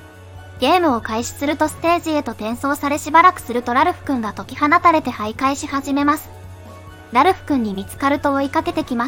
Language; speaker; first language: Japanese; native; Japanese